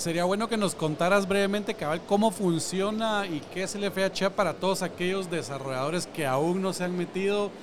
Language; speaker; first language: Spanish; native; Spanish